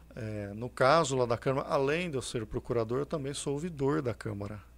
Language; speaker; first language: Portuguese; native; Portuguese